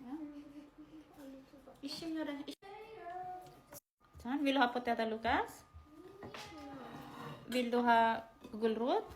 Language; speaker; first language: Norwegian; non-native, learner; Filipino